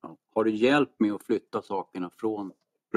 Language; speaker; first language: Swedish; native; Swedish